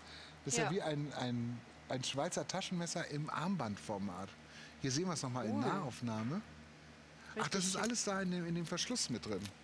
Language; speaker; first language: German; native; German